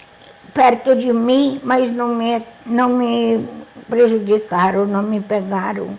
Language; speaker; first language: Portuguese; non-native, fluent; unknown